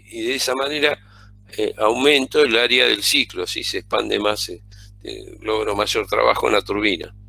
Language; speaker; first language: Spanish; native; Spanish